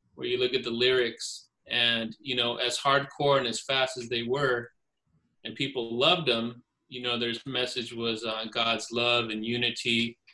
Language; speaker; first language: English; native; English